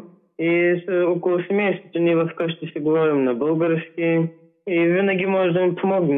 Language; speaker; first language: Bulgarian; early bilingual, heritage; Bulgarian